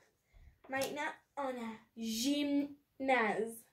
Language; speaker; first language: French; non-native, learner; English